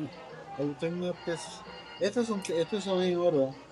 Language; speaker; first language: Spanish; native; Spanish